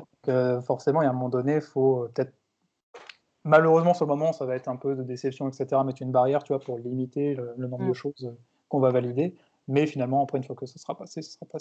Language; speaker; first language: French; native; French